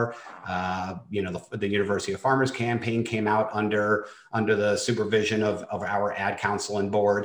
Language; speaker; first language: English; native; English